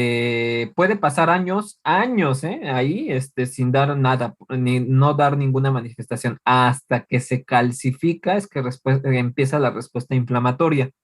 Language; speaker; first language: Spanish; native; Spanish